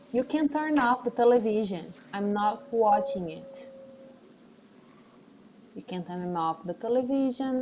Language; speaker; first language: English; non-native, fluent; Portuguese